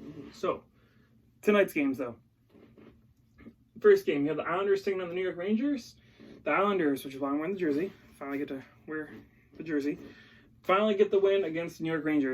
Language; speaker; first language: English; native; English